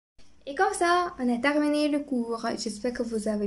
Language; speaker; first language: French; non-native, fluent; Arabic